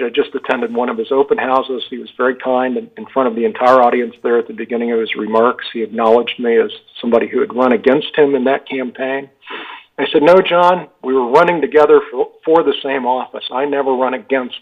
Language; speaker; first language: English; native; English